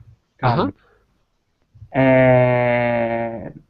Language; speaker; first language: English; non-native, learner; Italian